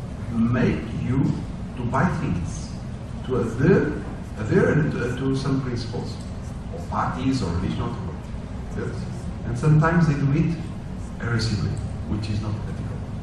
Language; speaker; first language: English; non-native, fluent; Portuguese